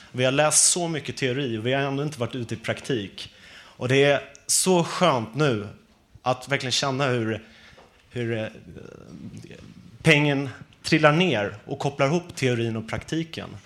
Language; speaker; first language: Swedish; native; Swedish